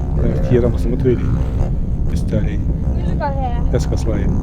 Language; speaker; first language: Russian; non-native, local second language; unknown